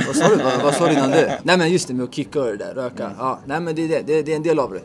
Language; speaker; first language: Swedish; native; Swedish